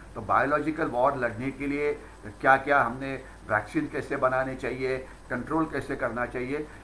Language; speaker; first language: Hindi; non-native, local second language; Marathi